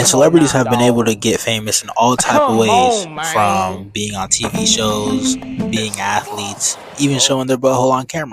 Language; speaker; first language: English; native; English